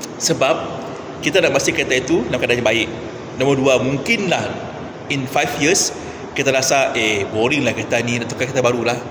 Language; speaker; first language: Malay; non-native, local second language; Iban